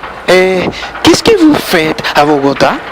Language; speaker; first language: French; non-native, learner; Spanish